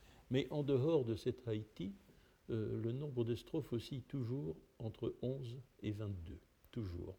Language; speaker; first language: French; native; French